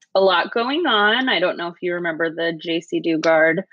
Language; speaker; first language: English; native; English